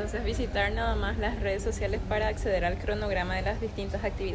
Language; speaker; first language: Spanish; native; Spanish